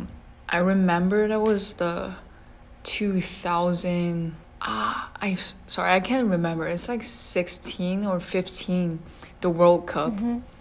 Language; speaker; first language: English; non-native, fluent; Chinese